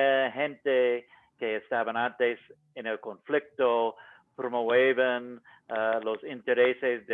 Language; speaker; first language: Spanish; non-native, fluent; English